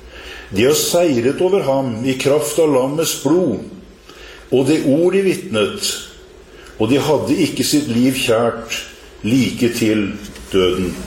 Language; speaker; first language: Norwegian; native; Norwegian